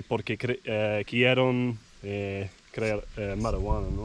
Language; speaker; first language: Spanish; non-native, learner; English